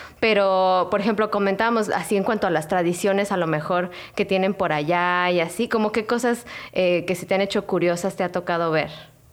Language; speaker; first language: Spanish; native; Spanish